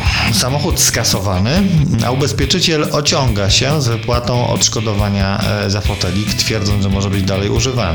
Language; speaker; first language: Polish; native; Polish